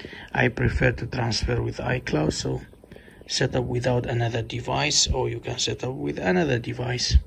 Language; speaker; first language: English; non-native, fluent; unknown